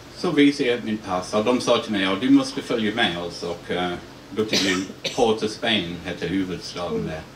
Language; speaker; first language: Swedish; non-native, fluent; English